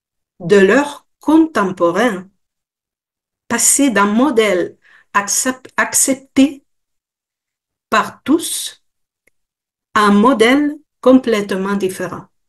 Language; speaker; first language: French; non-native, fluent; Spanish